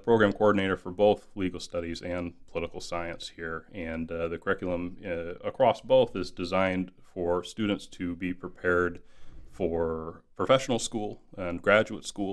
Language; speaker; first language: English; native; English